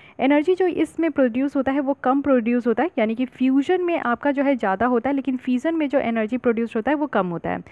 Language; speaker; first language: Hindi; native; Hindi